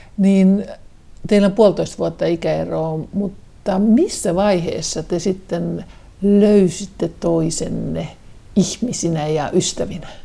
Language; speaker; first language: Finnish; native; Finnish